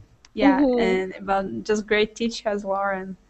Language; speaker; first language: English; non-native, learner; Russian